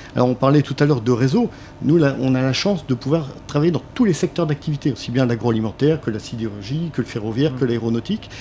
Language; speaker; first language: French; native; French